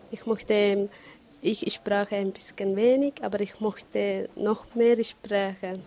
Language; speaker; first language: German; non-native, learner; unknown